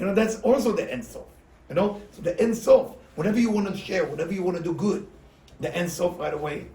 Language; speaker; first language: English; non-native, fluent; Hebrew